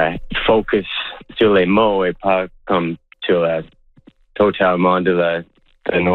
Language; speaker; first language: French; non-native, local second language; English